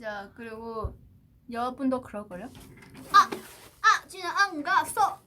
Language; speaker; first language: Korean; non-native, learner; Chinese